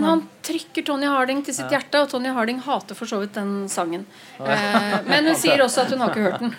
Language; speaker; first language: Norwegian; native; Norwegian